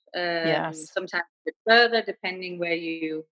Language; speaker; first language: English; non-native, fluent; Danish